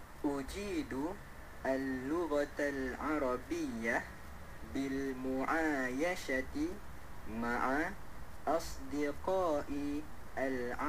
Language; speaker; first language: Arabic; non-native, learner; Malay